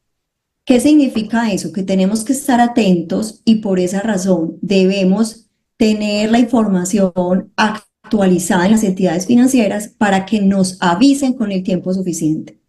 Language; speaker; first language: Spanish; native; Spanish